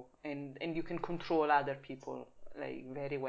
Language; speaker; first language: English; non-native, fluent; Italian